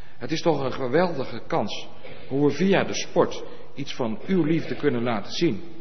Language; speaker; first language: Dutch; native; Dutch